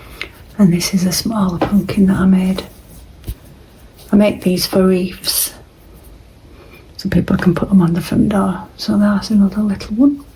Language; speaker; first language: English; native; English